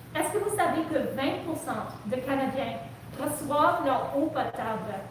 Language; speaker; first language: French; non-native, local second language; English